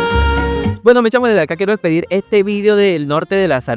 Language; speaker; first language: Spanish; native; Spanish